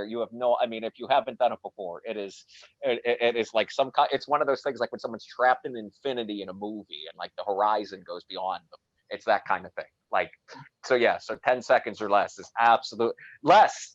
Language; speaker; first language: English; native; English